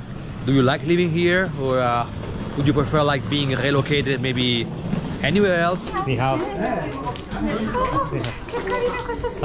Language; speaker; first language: English; non-native, fluent; Italian